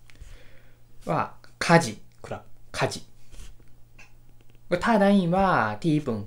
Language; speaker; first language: Thai; non-native, fluent; Japanese